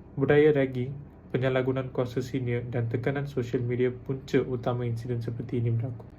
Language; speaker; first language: Malay; non-native, local second language; Tamil